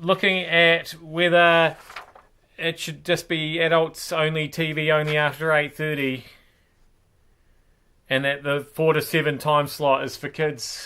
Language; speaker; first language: English; native; English